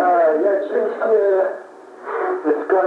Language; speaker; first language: Russian; non-native, learner; English